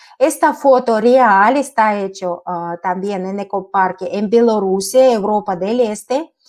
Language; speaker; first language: Spanish; non-native, fluent; Russian